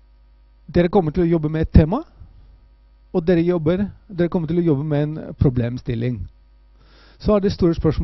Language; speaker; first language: Norwegian; non-native, fluent; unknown